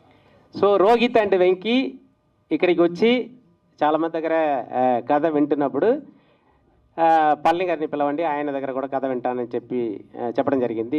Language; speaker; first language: Telugu; native; Telugu